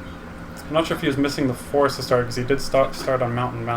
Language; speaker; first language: English; native; English